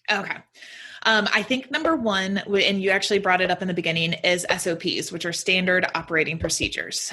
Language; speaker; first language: English; native; English